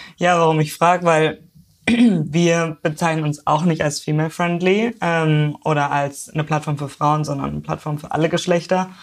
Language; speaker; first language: German; native; German